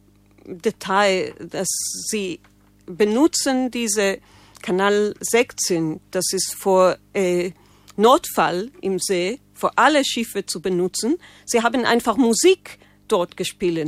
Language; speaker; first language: German; non-native, learner; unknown